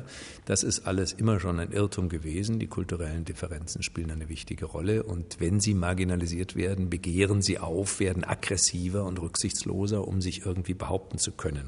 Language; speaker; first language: German; native; German